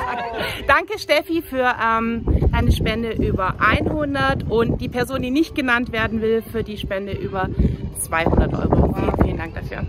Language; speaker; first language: German; native; German